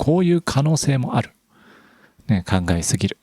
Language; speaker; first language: Japanese; native; Japanese